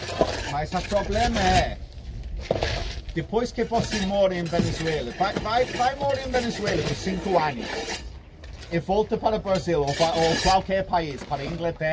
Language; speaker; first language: Portuguese; non-native, fluent; English